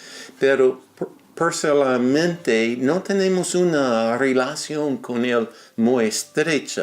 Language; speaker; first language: Spanish; non-native, fluent; English